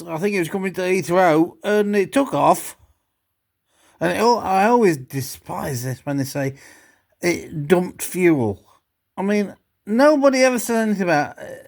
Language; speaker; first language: English; native; English